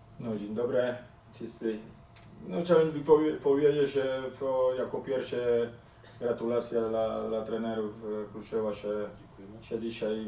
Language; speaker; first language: Polish; non-native, learner; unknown